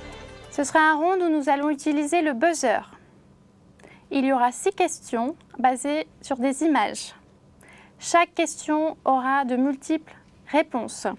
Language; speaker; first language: French; non-native, fluent; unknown